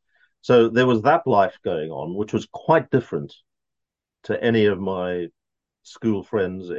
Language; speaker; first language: English; native; English